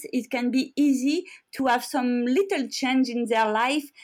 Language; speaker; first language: English; non-native, learner; French